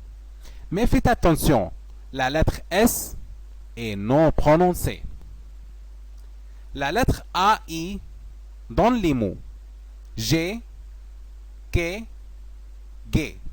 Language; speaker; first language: French; non-native, fluent; Arabic